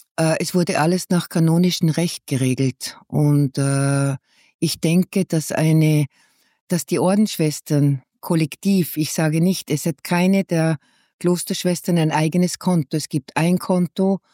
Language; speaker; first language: German; native; German